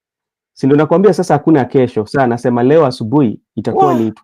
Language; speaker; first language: Swahili; non-native, local second language; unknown